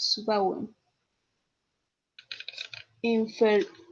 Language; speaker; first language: German; non-native, learner; Spanish